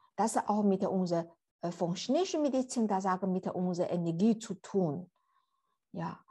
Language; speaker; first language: German; non-native, learner; Chinese